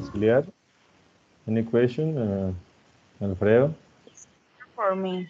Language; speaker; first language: English; non-native, fluent; Spanish